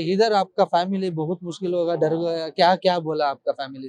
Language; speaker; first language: Hindi; non-native, local second language; Kannada